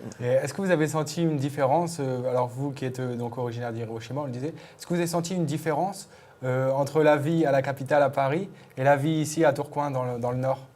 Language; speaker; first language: French; native; French